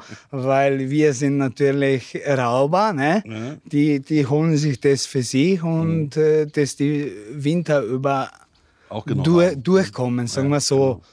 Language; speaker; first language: German; non-native, learner; Slovenian